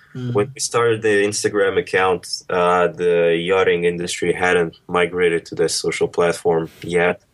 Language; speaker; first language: English; early bilingual, other home language; Russian